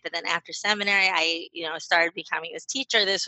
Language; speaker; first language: English; native; English